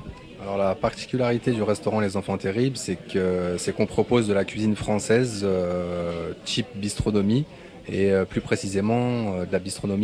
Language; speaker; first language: French; native; French